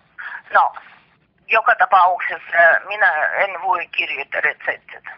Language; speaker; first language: Finnish; non-native, learner; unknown